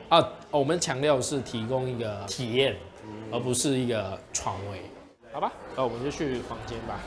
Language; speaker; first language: Chinese; non-native, local second language; Cantonese